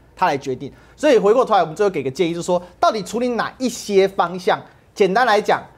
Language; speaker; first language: Chinese; native; Chinese